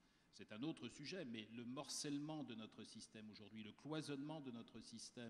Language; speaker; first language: French; native; French